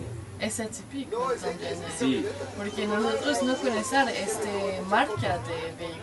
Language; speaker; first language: Spanish; non-native, learner; French